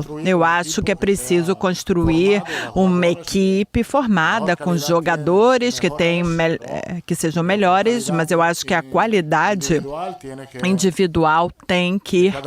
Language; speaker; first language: Portuguese; non-native, fluent; Italian